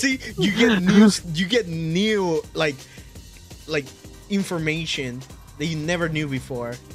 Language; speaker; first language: English; early bilingual, other home language; Spanish